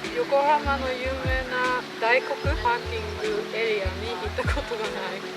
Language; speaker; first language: Japanese; non-native, fluent; Swedish